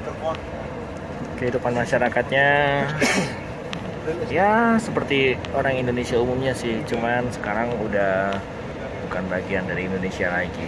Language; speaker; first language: Indonesian; native; Indonesian